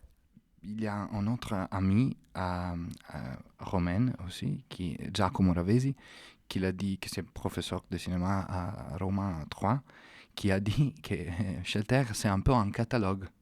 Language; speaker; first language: French; non-native, fluent; Italian